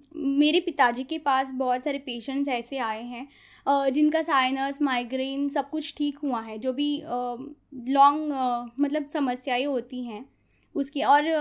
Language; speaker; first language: Hindi; non-native, local second language; Konkani